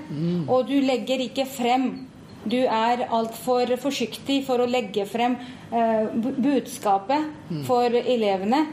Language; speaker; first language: Norwegian; non-native, fluent; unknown